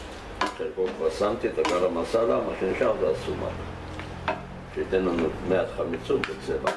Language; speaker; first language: Hebrew; native; Hebrew